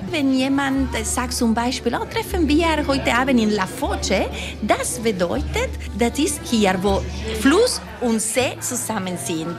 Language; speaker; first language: German; non-native, learner; Italian